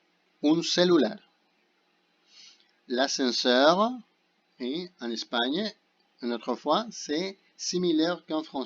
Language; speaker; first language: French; non-native, fluent; Spanish